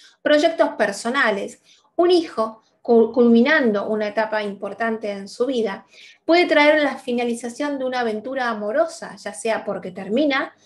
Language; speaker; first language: Spanish; native; Spanish